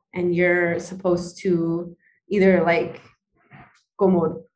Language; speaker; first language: English; early bilingual, other home language; Spanish